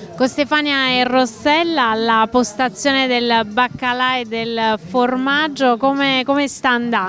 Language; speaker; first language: Italian; native; Italian